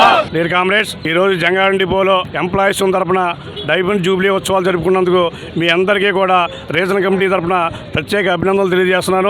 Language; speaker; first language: Telugu; native; Telugu